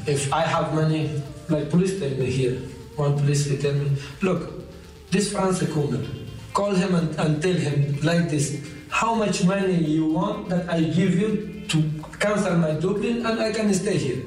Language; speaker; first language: English; non-native, learner; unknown